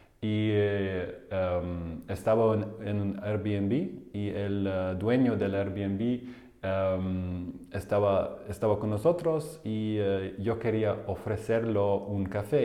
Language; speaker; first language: Spanish; non-native, fluent; German